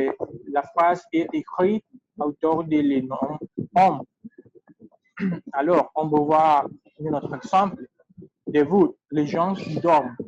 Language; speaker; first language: French; non-native, learner; Spanish